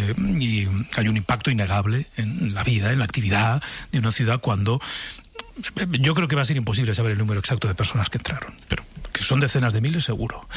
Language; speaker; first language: Spanish; native; Spanish